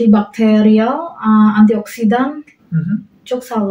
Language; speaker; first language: Turkish; non-native, learner; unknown